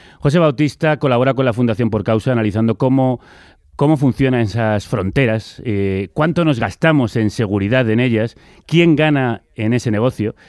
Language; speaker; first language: Spanish; native; Spanish